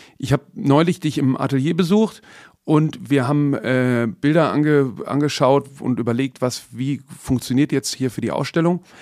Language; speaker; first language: German; native; German